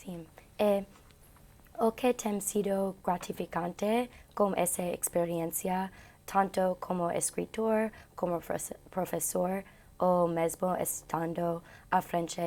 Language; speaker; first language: Portuguese; non-native, learner; English